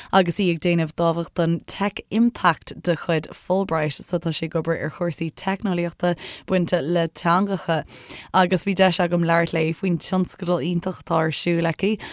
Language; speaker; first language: Irish; native; Irish